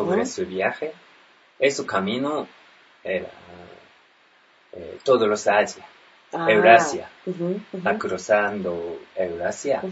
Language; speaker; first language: Spanish; non-native, learner; Japanese